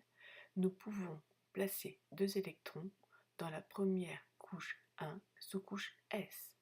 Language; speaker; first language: French; native; French